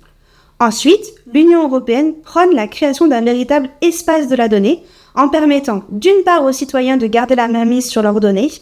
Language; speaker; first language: French; native; French